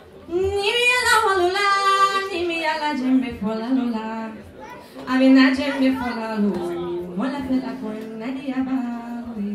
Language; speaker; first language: Russian; native; Russian